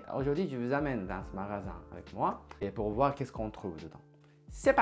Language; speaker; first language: French; non-native, learner; Japanese